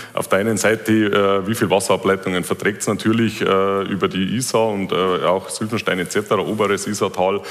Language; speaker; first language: German; native; German